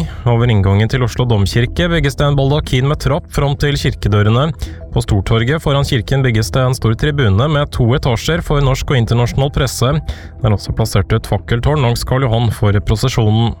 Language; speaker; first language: Norwegian; native; Norwegian